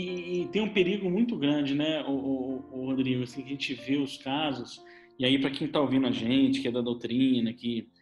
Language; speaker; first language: Portuguese; native; Portuguese